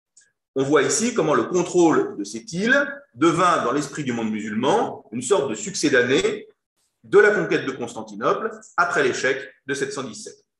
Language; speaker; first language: French; native; French